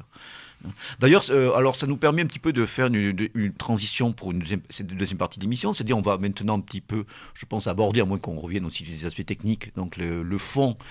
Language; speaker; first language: French; native; French